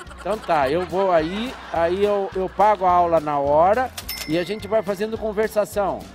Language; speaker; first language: Portuguese; native; Portuguese